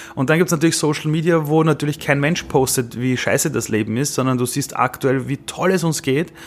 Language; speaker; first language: German; early bilingual, other home language; Persian